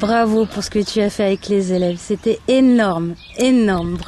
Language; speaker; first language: French; native; French